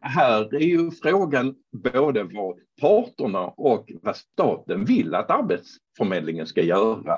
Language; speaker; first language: Swedish; non-native, fluent; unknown